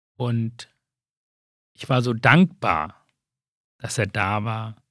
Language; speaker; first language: German; early bilingual, other home language; Sinhala